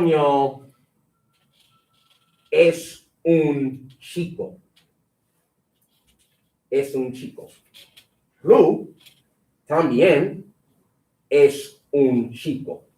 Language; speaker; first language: Spanish; non-native, fluent; English